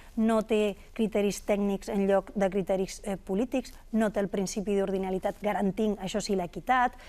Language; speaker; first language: Catalan; non-native, local second language; Spanish